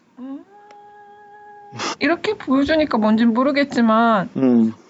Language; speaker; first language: Korean; early bilingual, heritage; Korean